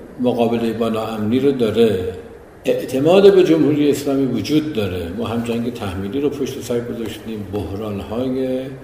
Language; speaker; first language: Persian; native; Persian